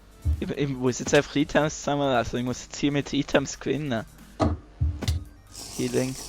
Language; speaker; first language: German; native; German